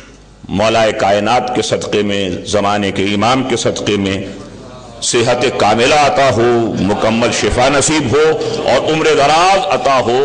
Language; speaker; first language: Urdu; native; Urdu